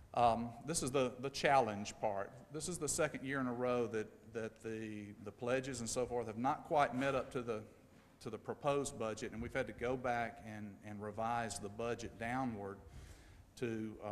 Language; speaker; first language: English; native; English